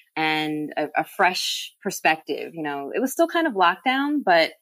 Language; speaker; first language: English; native; English